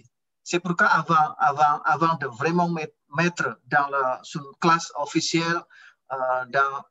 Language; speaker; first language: French; non-native, fluent; Indonesian